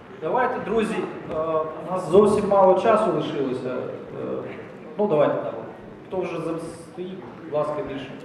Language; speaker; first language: Ukrainian; native; Ukrainian